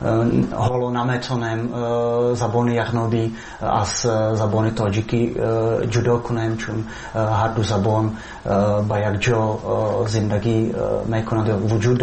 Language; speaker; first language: Persian; non-native, fluent; Czech